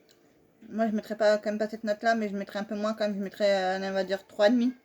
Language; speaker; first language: French; native; French